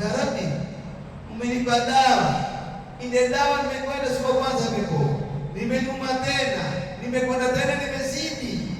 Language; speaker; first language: Swahili; native; Swahili